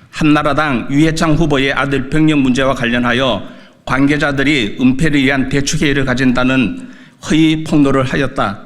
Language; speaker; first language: Korean; native; Korean